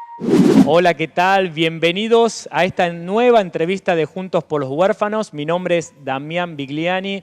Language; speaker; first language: Spanish; native; Spanish